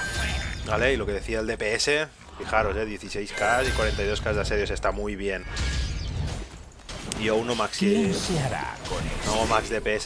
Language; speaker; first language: Spanish; native; Spanish